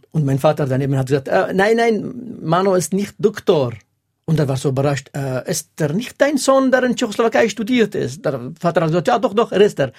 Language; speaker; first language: German; non-native, fluent; Kurdish